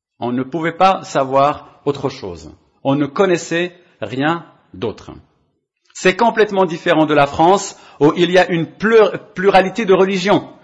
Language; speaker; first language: French; non-native, local second language; Arabic